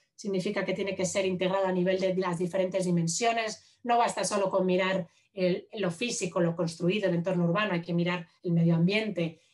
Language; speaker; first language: Spanish; native; Spanish